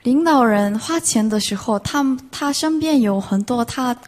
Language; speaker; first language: Chinese; non-native, fluent; Korean